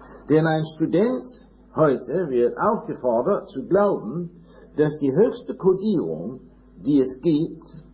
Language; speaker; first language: German; non-native, fluent; English